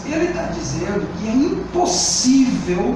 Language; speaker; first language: Portuguese; native; Portuguese